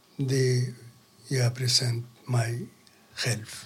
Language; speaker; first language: Swedish; non-native, learner; Arabic